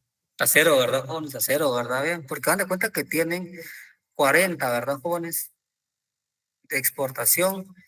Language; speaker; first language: Spanish; native; Spanish